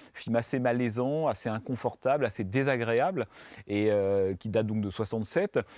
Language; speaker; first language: French; native; French